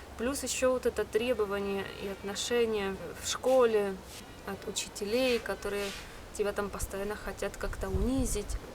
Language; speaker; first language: Russian; native; Russian